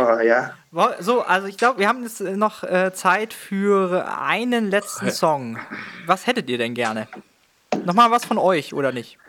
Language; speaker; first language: German; native; German